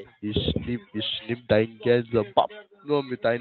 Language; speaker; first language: German; non-native, learner; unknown